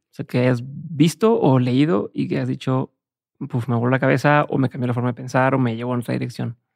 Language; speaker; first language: Spanish; native; Spanish